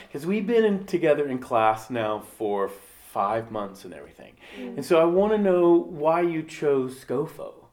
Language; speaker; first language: English; native; English